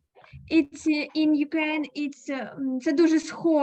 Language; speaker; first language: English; non-native, learner; Ukrainian